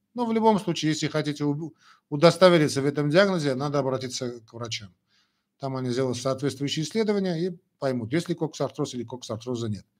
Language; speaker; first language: Russian; non-native, local second language; Armenian